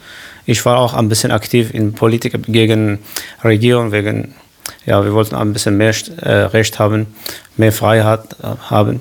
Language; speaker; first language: German; non-native, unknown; Kurdish